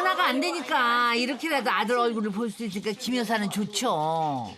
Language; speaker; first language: Korean; native; Korean